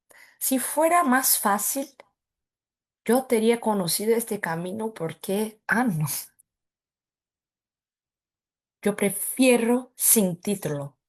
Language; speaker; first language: Spanish; non-native, fluent; Portuguese